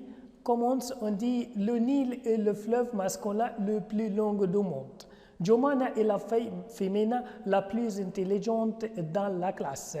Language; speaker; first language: French; non-native, fluent; Arabic